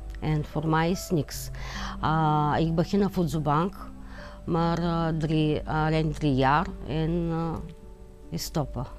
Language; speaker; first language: Dutch; non-native, learner; Bulgarian